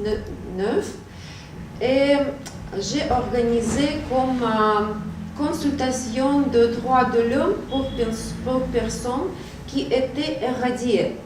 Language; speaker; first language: French; non-native, learner; Russian